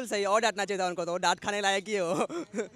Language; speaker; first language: Hindi; native; Hindi